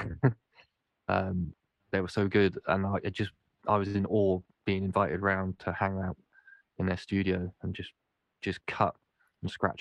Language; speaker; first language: English; native; English